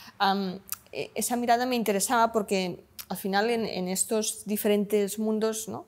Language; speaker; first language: Spanish; non-native, local second language; Catalan